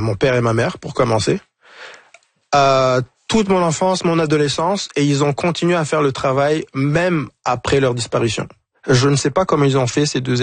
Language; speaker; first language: French; non-native, local second language; Kinyarwanda